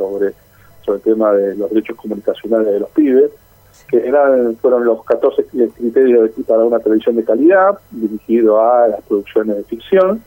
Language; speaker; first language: Spanish; native; Spanish